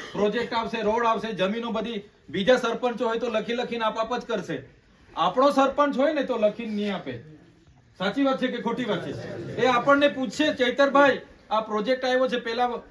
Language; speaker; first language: Gujarati; native; Gujarati